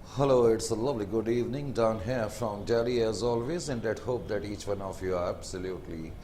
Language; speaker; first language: English; non-native, local second language; Hindi